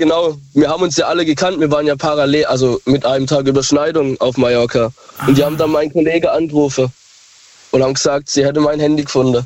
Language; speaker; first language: German; native; German